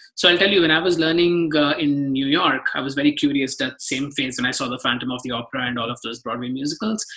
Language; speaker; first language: English; non-native, local second language; Telugu